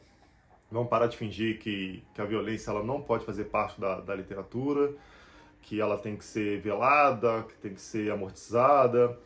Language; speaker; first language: Portuguese; native; Portuguese